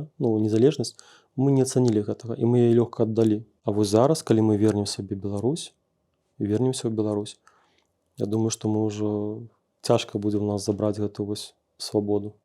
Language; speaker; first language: Belarusian; non-native, local second language; Russian